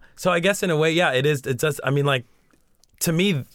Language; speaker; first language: English; early bilingual, other home language; Spanish